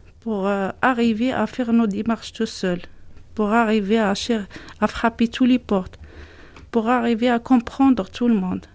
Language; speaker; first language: French; non-native, learner; Arabic